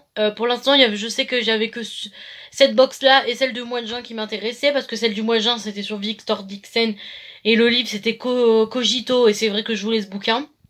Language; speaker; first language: French; native; French